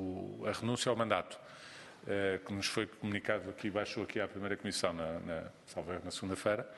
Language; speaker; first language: Portuguese; native; Portuguese